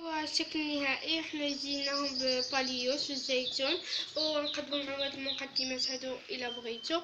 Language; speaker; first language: Arabic; native; Arabic